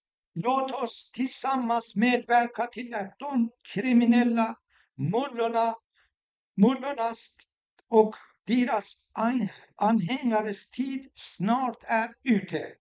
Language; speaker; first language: Swedish; non-native, fluent; Persian